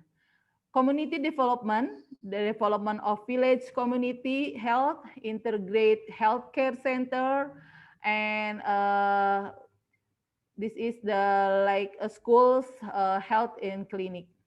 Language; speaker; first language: English; non-native, learner; Indonesian